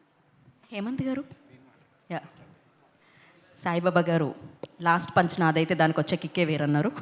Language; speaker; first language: Telugu; native; Telugu